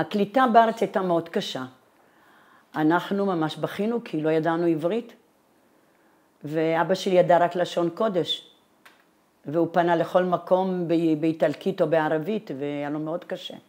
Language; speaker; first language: Hebrew; non-native, fluent; Italian